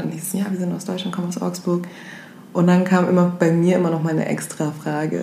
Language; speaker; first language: German; early bilingual, other home language; Swahili